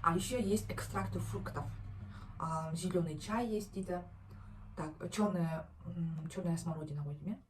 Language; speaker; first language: Russian; non-native, local second language; Kazakh